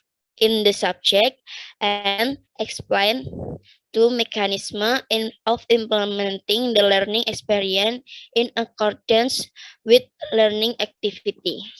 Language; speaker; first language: English; non-native, learner; Indonesian